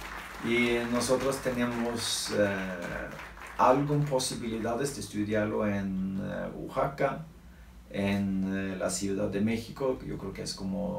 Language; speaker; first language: Spanish; non-native, learner; Norwegian